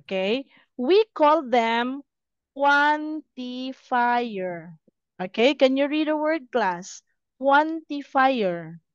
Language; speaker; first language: English; non-native, fluent; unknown